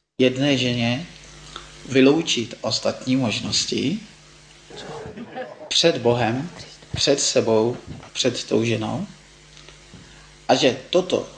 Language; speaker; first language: Czech; non-native, fluent; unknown